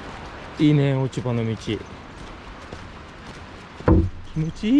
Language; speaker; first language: Japanese; native; Japanese